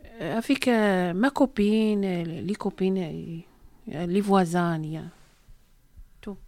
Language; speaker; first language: French; non-native, learner; Arabic